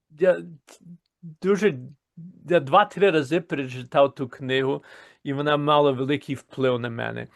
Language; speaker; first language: Ukrainian; early bilingual, heritage; Ukrainian